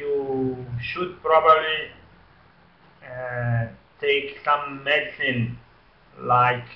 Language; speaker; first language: English; non-native, learner; Portuguese